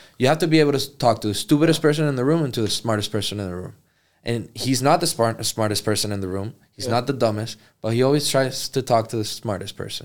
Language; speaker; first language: English; early bilingual, other home language; Spanish